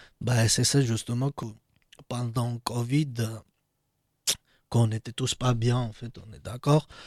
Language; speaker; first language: French; non-native, learner; Georgian